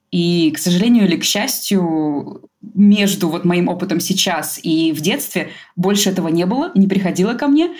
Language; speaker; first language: Russian; native; Russian